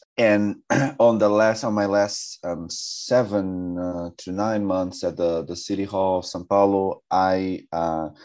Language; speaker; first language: English; non-native, fluent; Portuguese